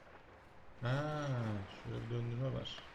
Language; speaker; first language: Turkish; native; Turkish